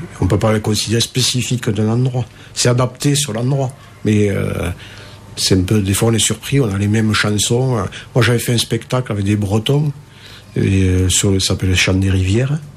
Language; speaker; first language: French; native; French